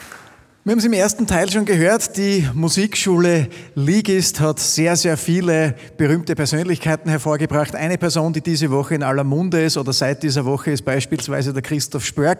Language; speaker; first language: German; native; German